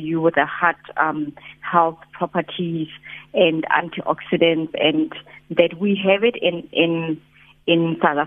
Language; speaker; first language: English; non-native, local second language; Tswana